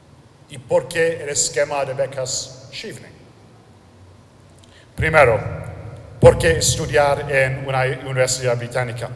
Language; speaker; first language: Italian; non-native, learner; Spanish